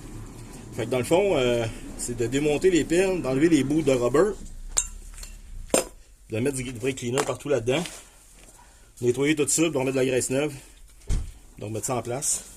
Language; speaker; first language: French; native; French